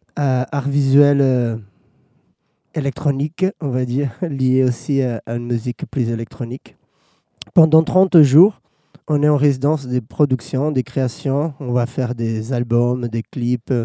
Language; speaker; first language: French; non-native, fluent; Portuguese